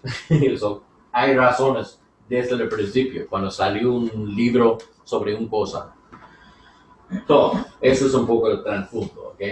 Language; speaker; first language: Spanish; non-native, learner; English